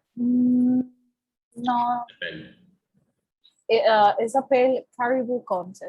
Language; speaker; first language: French; non-native, fluent; Spanish